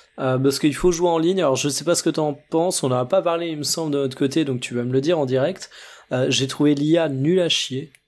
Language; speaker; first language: French; native; French